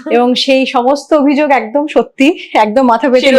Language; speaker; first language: Bangla; native; Bangla